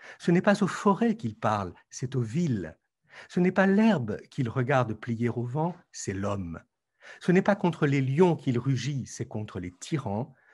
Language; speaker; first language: French; native; French